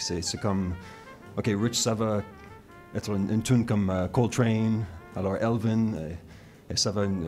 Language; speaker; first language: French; non-native, local second language; English